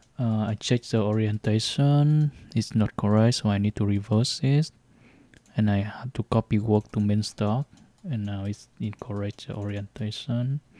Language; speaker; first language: English; non-native, learner; Vietnamese